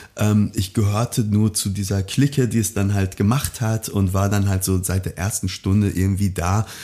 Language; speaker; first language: German; early bilingual, other home language; Persian